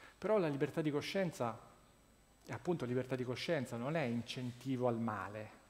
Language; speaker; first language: Italian; non-native, fluent; Russian